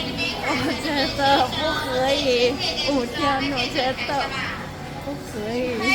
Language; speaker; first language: Chinese; non-native, learner; Mongolian